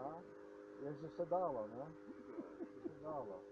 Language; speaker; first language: Polish; non-native, learner; Ukrainian